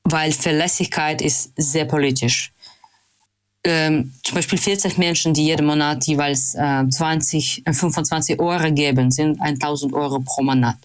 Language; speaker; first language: German; non-native, fluent; Russian